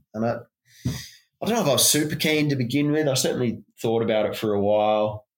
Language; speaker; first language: English; native; English